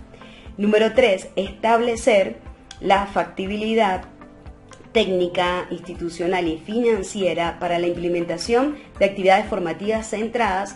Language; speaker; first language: Spanish; native; Spanish